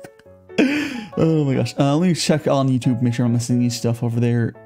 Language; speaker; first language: English; native; English